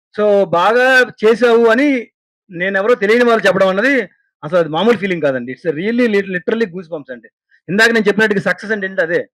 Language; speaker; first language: Telugu; native; Telugu